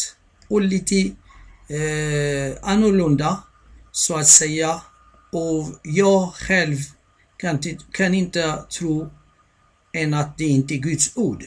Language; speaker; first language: Swedish; non-native, fluent; Arabic